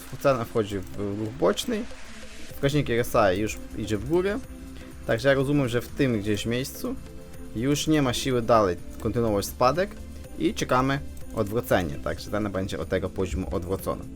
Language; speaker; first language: Polish; non-native, fluent; Ukrainian